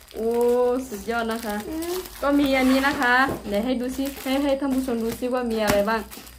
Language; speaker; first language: Thai; non-native, local second language; Akha